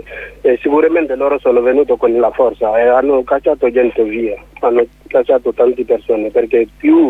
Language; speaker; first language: Italian; non-native, learner; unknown